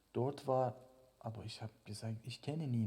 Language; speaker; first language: German; non-native, fluent; Persian